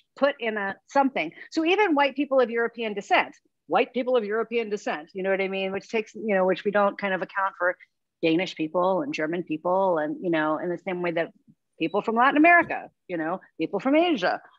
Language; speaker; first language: English; native; English